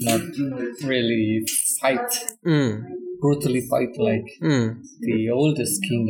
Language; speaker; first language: English; non-native, learner; Indonesian